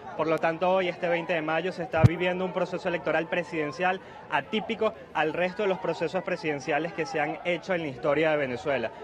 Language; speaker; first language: Spanish; native; Spanish